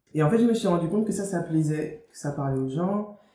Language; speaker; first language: French; native; French